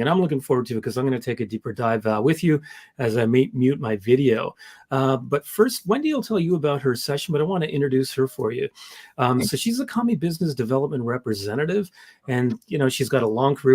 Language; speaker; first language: English; native; English